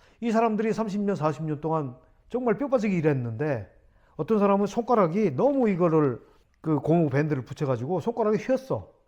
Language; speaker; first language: Korean; native; Korean